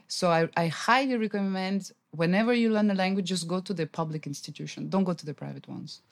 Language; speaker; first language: English; non-native, fluent; Russian